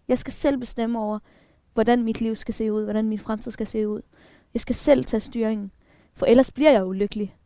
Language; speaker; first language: Danish; early bilingual, other home language; Arabic